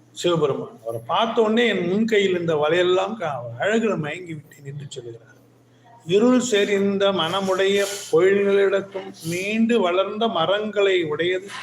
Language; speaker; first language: Tamil; native; Tamil